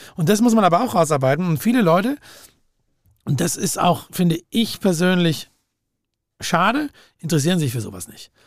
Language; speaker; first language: German; native; German